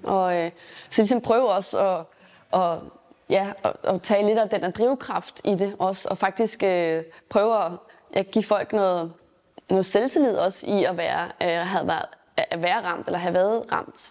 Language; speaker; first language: Danish; native; Danish